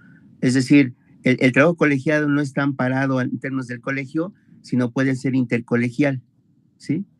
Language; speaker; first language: Spanish; native; Spanish